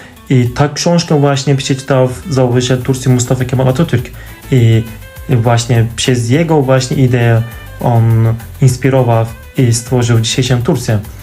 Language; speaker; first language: Polish; non-native, fluent; Turkish